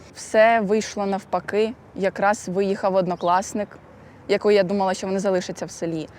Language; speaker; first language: Ukrainian; native; Ukrainian